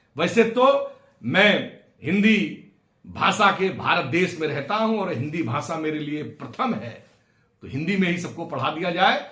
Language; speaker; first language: Hindi; native; Hindi